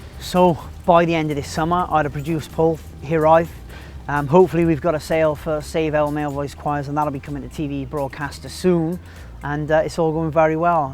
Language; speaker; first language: English; native; English